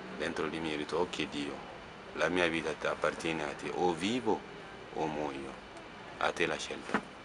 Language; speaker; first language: Italian; non-native, fluent; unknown